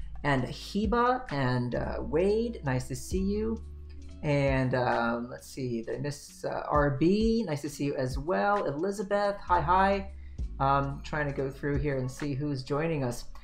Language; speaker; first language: English; native; English